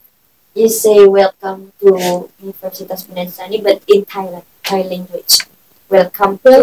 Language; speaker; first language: English; non-native, learner; Indonesian